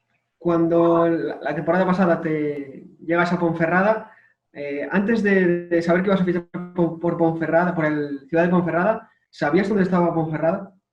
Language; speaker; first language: Spanish; native; Spanish